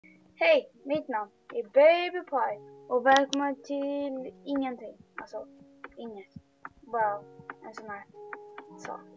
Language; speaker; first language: Swedish; early bilingual, other home language; Bulgarian